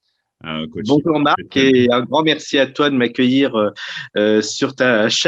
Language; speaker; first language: French; native; French